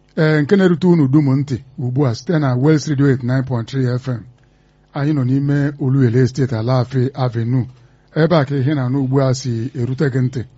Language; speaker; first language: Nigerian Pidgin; non-native, local second language; Igbo